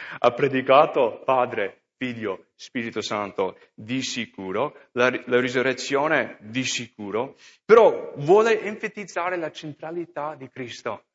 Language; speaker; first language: Italian; non-native, fluent; English